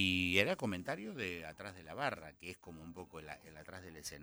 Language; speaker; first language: Spanish; native; Spanish